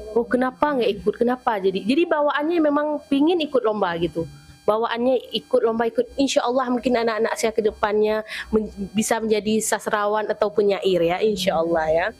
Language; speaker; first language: Indonesian; non-native, local second language; Achinese